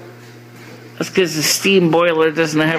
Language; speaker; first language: English; native; English